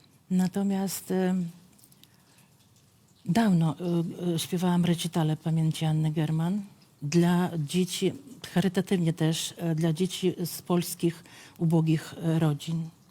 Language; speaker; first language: Polish; non-native, fluent; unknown